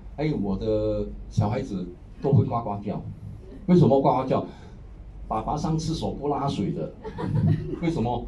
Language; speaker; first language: Chinese; non-native, local second language; Hakka Chinese